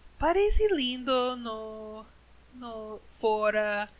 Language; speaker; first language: Portuguese; non-native, learner; English